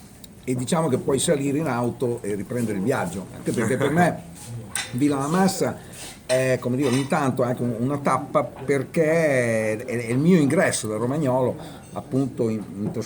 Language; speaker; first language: Italian; native; Italian